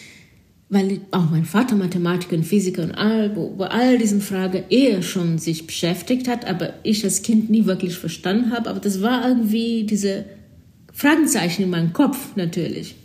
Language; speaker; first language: German; non-native, fluent; Portuguese